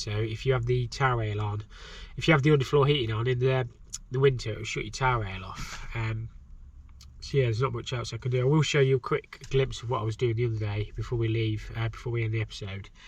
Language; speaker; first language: English; native; English